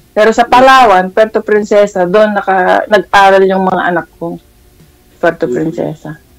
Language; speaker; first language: Filipino; non-native, local second language; Iloko